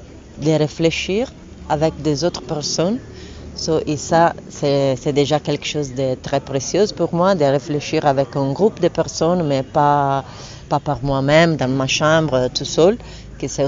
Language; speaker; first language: French; non-native, fluent; Italian